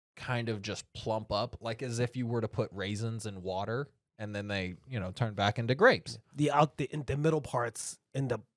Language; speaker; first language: English; native; English